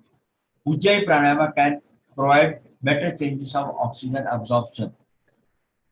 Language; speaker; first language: English; non-native, local second language; Hindi